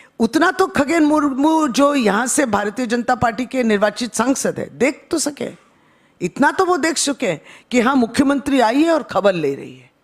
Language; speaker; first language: Hindi; non-native, local second language; Bangla